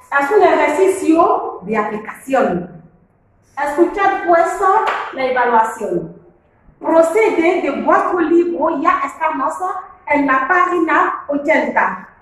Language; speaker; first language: Spanish; non-native, fluent; French